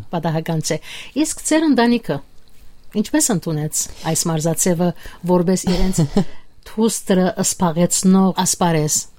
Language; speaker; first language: Armenian; native; Armenian